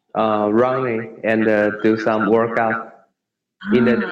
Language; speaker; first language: English; non-native, learner; Chinese